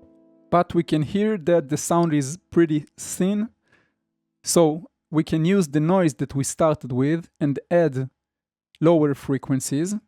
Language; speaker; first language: English; non-native, fluent; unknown